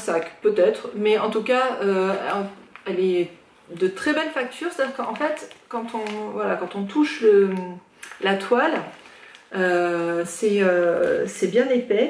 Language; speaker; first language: French; native; French